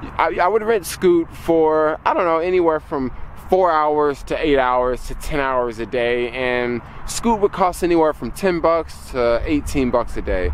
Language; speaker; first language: English; native; English